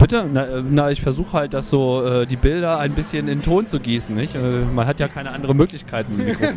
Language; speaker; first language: German; native; German